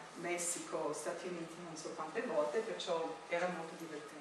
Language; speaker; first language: Italian; non-native, fluent; English